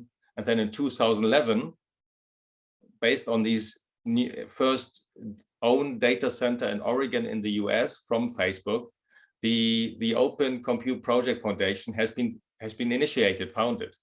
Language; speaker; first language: English; non-native, fluent; German